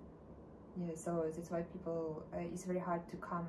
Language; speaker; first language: English; non-native, learner; Russian